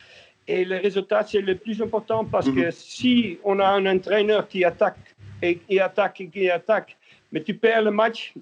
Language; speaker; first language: French; non-native, learner; Dutch